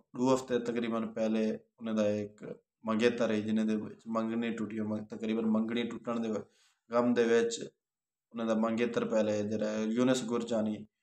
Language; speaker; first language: Punjabi; non-native, local second language; Saraiki